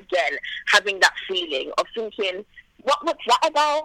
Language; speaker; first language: English; native; English